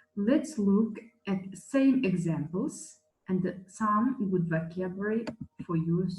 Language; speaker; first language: English; non-native, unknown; Kazakh